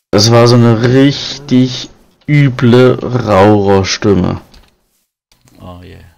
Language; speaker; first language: German; native; German